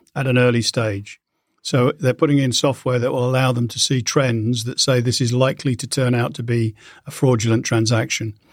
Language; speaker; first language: English; native; English